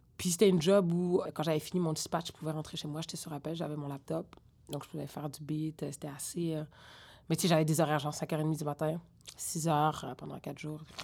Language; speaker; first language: French; native; French